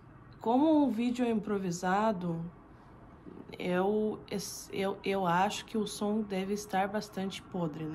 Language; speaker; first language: Portuguese; non-native, fluent; Russian